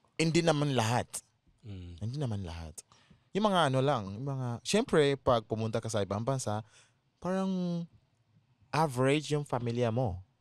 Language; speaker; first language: Filipino; non-native, fluent; Yoruba